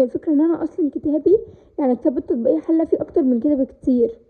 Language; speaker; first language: Arabic; native; Arabic